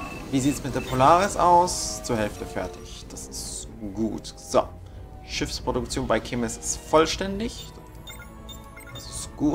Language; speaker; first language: German; native; German